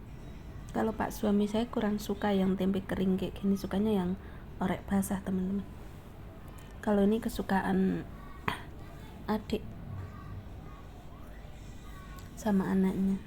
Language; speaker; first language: Indonesian; native; Indonesian